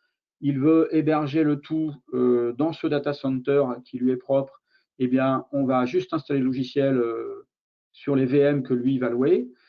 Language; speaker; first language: French; native; French